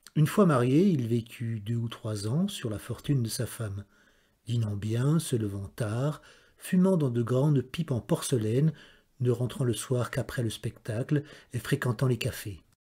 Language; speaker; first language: French; native; French